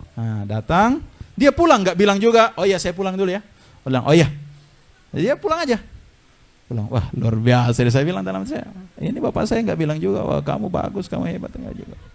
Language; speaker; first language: Indonesian; native; Indonesian